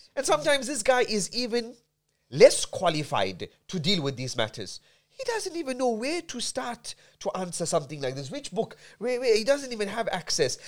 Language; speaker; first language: English; native; English